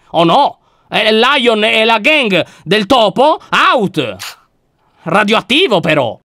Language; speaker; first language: Italian; native; Italian